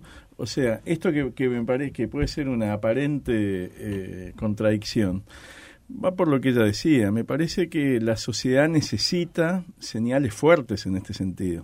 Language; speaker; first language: Spanish; native; Spanish